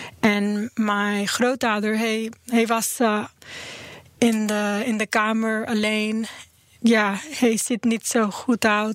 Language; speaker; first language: Dutch; non-native, learner; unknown